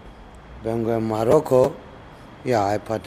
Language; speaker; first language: Spanish; non-native, learner; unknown